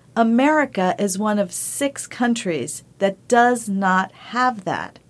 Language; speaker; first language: English; early bilingual, other home language; Spanish